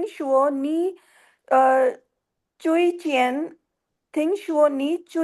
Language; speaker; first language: Chinese; non-native, learner; Hindi